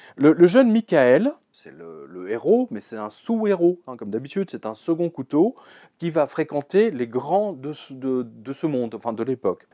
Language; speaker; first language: French; native; French